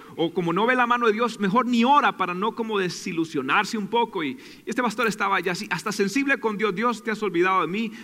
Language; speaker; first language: Spanish; native; Spanish